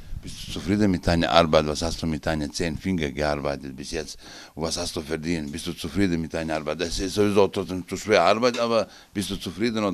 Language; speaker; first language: German; non-native, learner; Bosnian